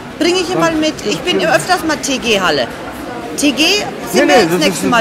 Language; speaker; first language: German; native; German